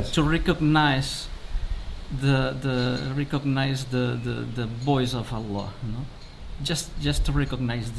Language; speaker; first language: English; non-native, learner; Spanish